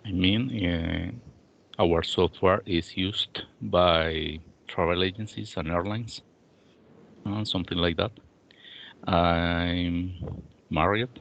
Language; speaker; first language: English; non-native, learner; Spanish